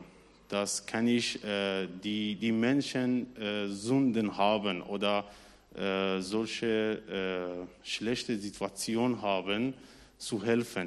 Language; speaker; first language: German; non-native, learner; Persian